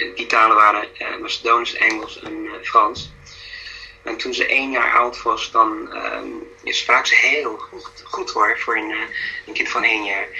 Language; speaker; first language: Dutch; non-native, fluent; English